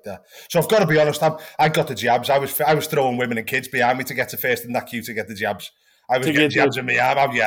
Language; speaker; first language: English; native; English